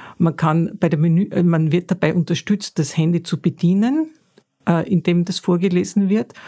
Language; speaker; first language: German; native; German